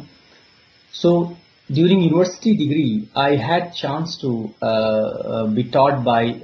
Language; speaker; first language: English; non-native, local second language; Hindi